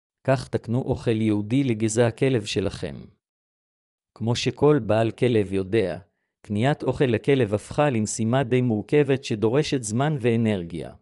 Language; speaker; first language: Hebrew; native; Hebrew